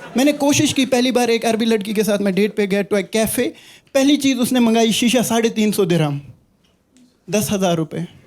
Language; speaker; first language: Hindi; non-native, local second language; Kashmiri